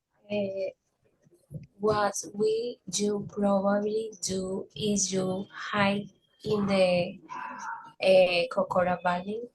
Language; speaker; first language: English; non-native, learner; Spanish